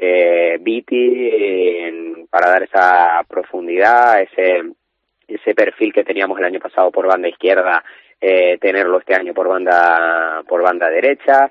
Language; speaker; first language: Spanish; native; Spanish